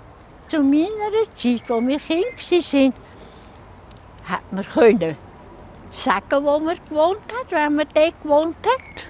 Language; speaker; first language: German; native; German